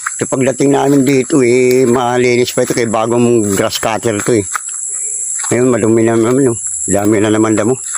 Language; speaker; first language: Filipino; non-native, local second language; Waray